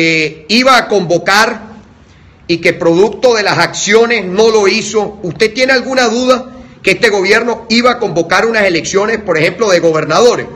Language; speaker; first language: Spanish; native; Spanish